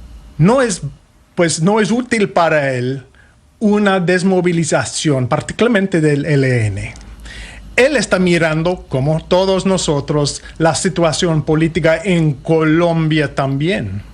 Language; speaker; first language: Spanish; non-native, fluent; English